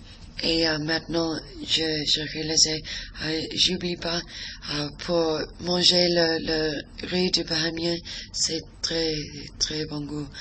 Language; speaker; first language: French; non-native, learner; English